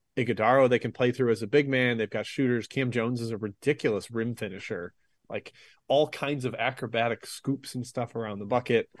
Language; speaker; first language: English; native; English